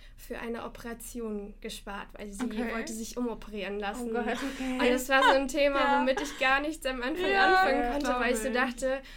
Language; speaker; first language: German; non-native, fluent; Russian